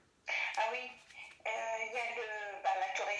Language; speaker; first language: French; non-native, fluent; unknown